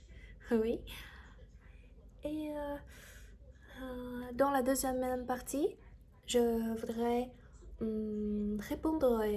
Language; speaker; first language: French; non-native, learner; Chinese